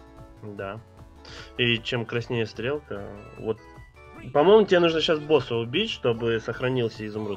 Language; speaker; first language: Russian; native; Russian